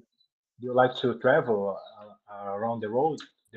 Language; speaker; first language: English; non-native, learner; Portuguese